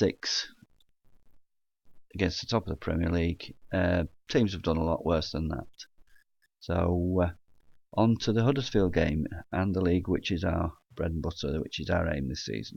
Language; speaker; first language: English; native; English